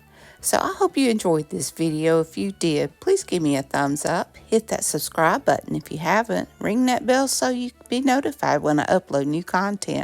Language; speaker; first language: English; native; English